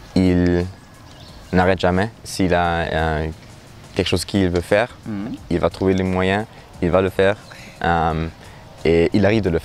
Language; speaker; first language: French; non-native, learner; German